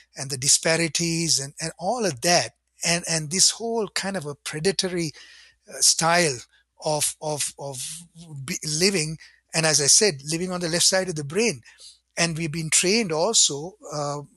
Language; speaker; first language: English; non-native, local second language; Sinhala